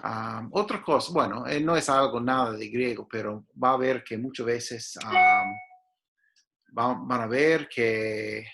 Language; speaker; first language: Spanish; non-native, fluent; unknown